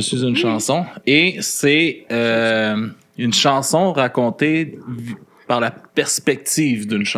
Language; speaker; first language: French; native; French